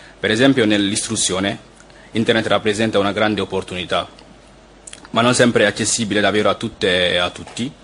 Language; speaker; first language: Italian; non-native, fluent; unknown